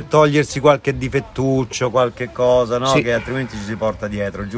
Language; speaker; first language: Italian; native; Italian